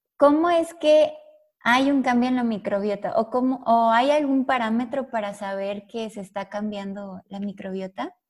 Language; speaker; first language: Spanish; native; Spanish